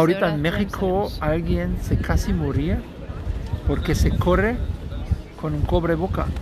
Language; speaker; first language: Spanish; non-native, learner; German